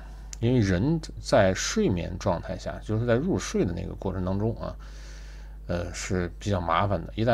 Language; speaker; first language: Chinese; native; Chinese